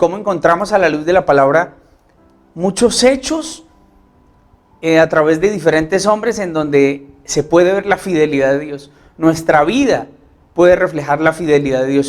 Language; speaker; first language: Spanish; native; Spanish